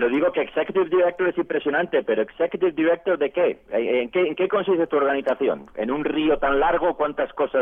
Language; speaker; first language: Spanish; native; Spanish